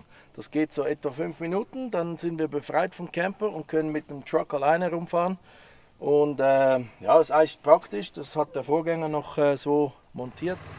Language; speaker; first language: German; native; German